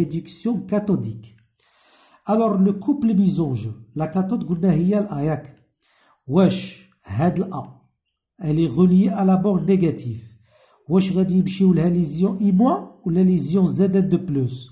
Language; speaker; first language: French; non-native, local second language; Arabic